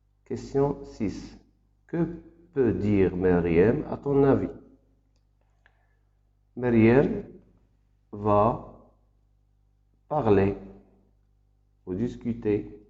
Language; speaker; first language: French; non-native, local second language; Arabic